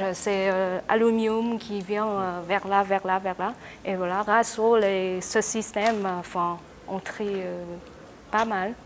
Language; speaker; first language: French; non-native, learner; Vietnamese